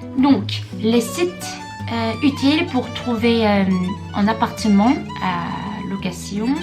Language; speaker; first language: French; non-native, fluent; Korean